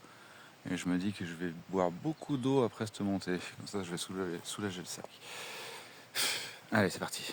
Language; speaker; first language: French; native; French